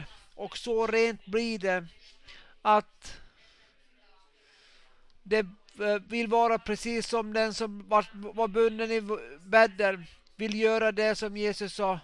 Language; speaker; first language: Swedish; non-native, local second language; Finnish